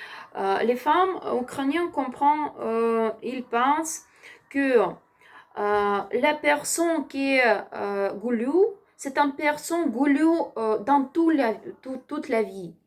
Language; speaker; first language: French; non-native, learner; Ukrainian